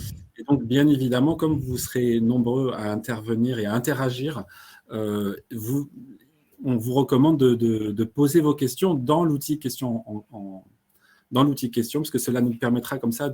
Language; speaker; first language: French; native; French